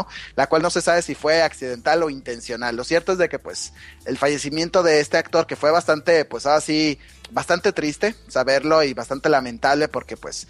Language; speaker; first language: Spanish; native; Spanish